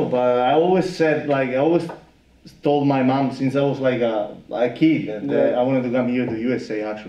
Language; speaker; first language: English; non-native, fluent; Italian